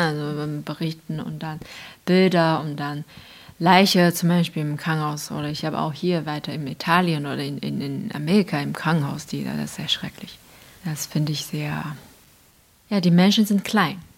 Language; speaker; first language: German; non-native, fluent; Chinese